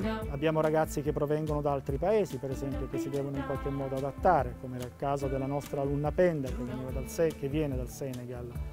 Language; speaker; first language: Italian; native; Italian